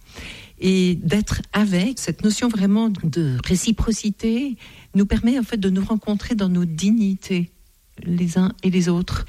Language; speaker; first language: French; native; French